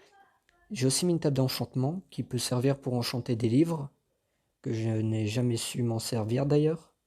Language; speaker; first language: French; native; French